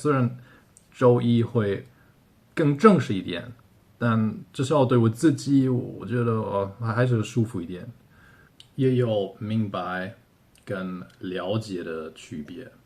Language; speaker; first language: Chinese; non-native, fluent; German